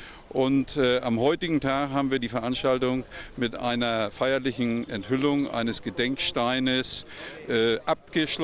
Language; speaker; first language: German; native; German